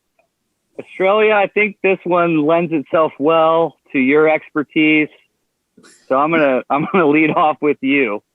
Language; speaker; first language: English; native; English